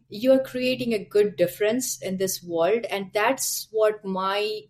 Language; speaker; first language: English; non-native, local second language; Hindi